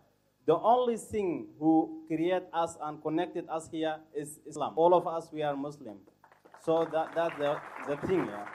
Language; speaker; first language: English; non-native, learner; Arabic